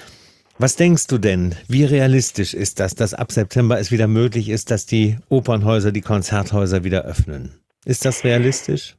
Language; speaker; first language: German; native; German